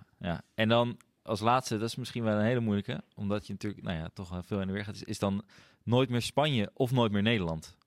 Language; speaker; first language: Dutch; native; Dutch